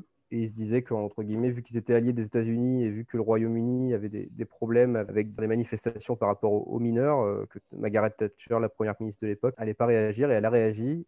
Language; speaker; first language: French; native; French